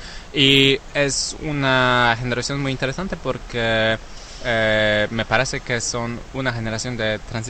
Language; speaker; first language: Spanish; non-native, learner; Polish